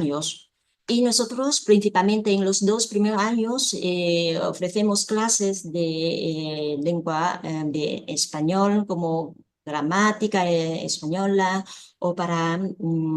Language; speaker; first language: Spanish; non-native, fluent; Vietnamese